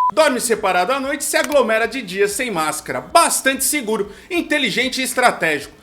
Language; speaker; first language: Portuguese; native; Portuguese